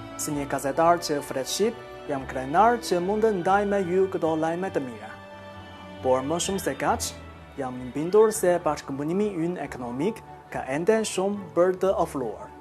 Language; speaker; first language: Albanian; non-native, fluent; Chinese